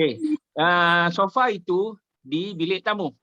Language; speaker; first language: Indonesian; non-native, local second language; Malay